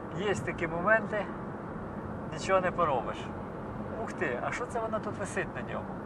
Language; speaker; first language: Ukrainian; non-native, local second language; Russian